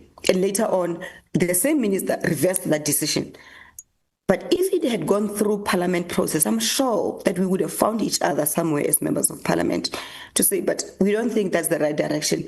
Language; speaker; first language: English; non-native, local second language; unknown